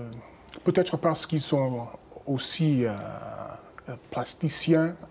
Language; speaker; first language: French; non-native, fluent; English